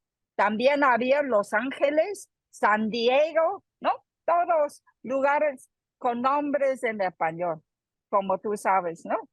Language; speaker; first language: Spanish; non-native, fluent; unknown